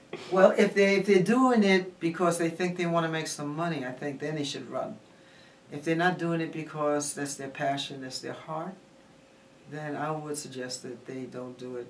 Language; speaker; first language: English; early bilingual, other home language; Spanish